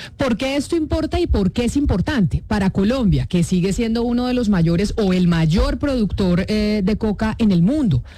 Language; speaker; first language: Spanish; native; Spanish